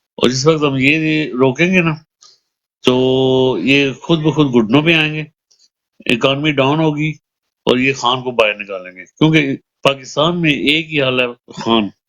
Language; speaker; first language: Urdu; non-native, local second language; Punjabi